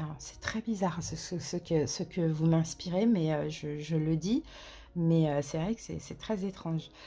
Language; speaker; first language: French; native; French